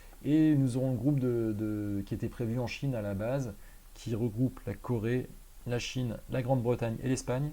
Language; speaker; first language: French; native; French